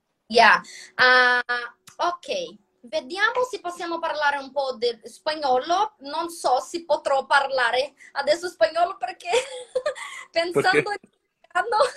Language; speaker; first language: Italian; non-native, learner; Portuguese